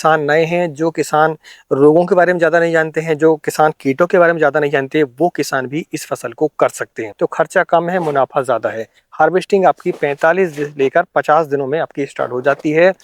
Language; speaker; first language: Hindi; native; Hindi